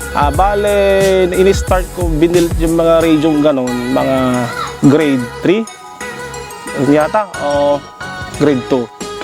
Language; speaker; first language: Filipino; non-native, local second language; Iloko